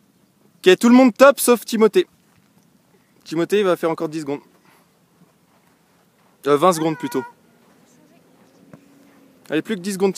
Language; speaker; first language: French; native; French